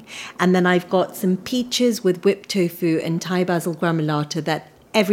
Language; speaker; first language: English; early bilingual, other home language; Punjabi